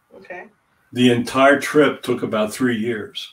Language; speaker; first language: English; native; English